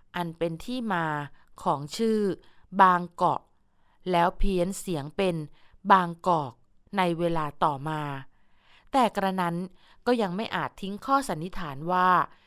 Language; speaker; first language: Thai; native; Thai